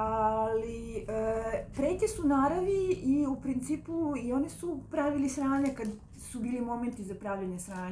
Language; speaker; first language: Serbian; native; Serbian